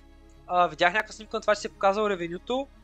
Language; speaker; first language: Bulgarian; native; Bulgarian